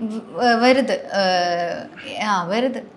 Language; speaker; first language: Tamil; non-native, learner; Malayalam